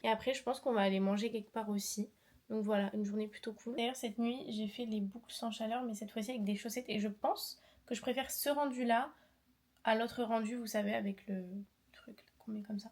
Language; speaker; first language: French; native; French